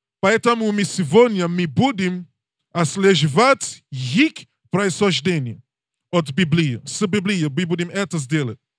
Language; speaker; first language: Russian; non-native, learner; English